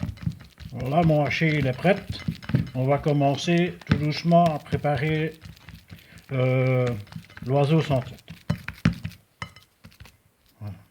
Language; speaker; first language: French; native; French